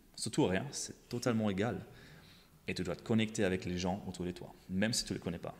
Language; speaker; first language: French; non-native, fluent; German